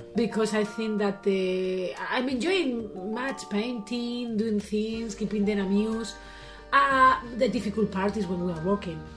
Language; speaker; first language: English; non-native, fluent; Spanish